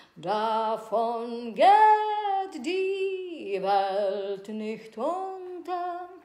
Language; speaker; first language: German; non-native, learner; Czech